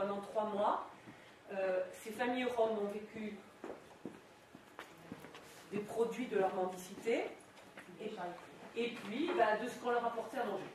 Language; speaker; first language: French; native; French